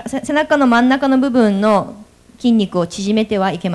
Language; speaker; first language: Japanese; native; Japanese